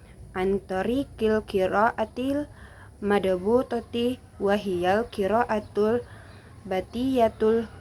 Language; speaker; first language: Arabic; non-native, learner; Indonesian